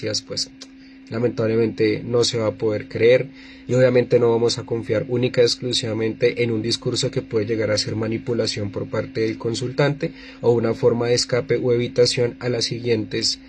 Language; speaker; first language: Spanish; native; Spanish